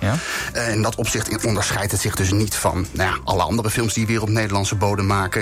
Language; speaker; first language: Dutch; native; Dutch